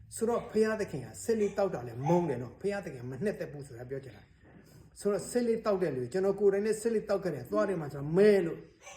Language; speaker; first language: Burmese; non-native, local second language; Tedim Chin